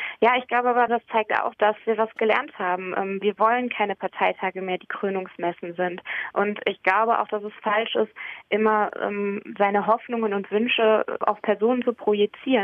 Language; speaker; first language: German; native; German